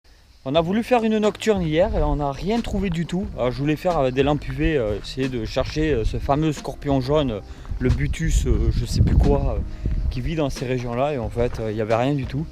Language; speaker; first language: French; native; French